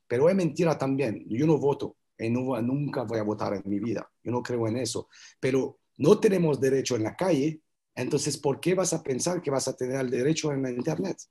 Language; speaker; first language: Spanish; non-native, learner; French